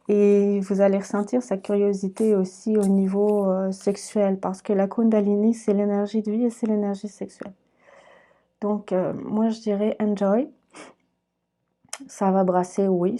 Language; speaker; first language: French; native; French